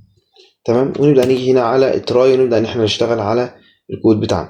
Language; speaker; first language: Arabic; native; Arabic